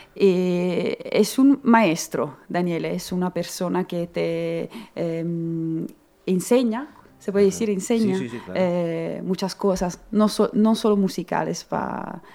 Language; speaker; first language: Spanish; non-native, learner; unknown